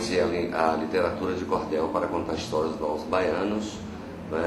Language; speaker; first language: Portuguese; native; Portuguese